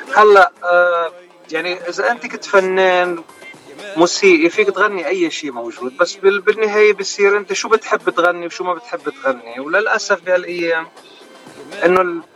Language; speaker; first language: Arabic; native; Arabic